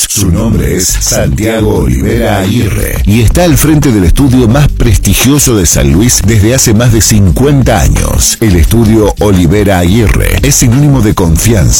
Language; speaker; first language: Spanish; native; Spanish